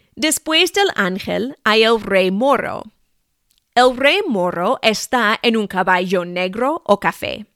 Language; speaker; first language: Spanish; non-native, fluent; English